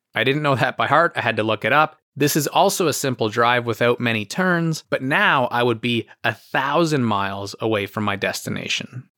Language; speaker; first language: English; native; English